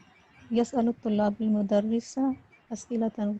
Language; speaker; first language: Arabic; non-native, learner; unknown